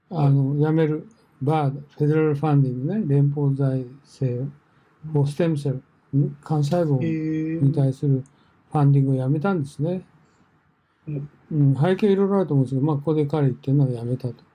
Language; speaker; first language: Japanese; native; Japanese